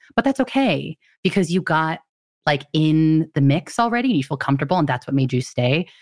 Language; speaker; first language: English; early bilingual, other home language; Filipino